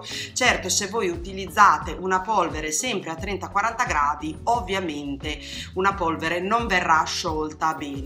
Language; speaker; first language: Italian; native; Italian